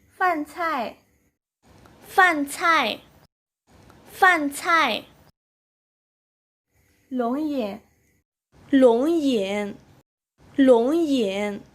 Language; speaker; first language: Chinese; non-native, fluent; Thai